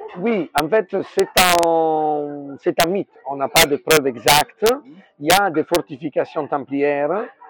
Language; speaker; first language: French; non-native, fluent; Italian